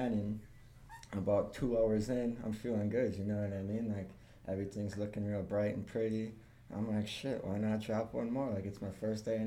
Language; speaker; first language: English; native; English